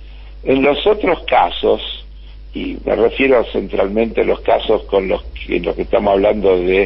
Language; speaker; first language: Spanish; native; Spanish